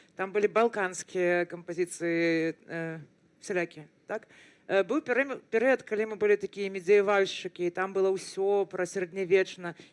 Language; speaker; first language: Belarusian; non-native, local second language; Russian